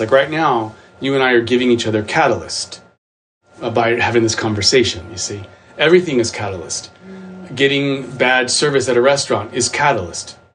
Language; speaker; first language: English; native; English